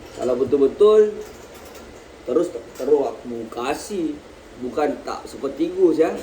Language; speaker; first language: Malay; native; Malay